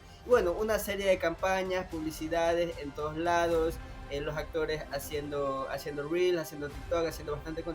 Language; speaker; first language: Spanish; native; Spanish